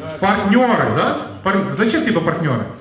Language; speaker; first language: Russian; non-native, fluent; Lithuanian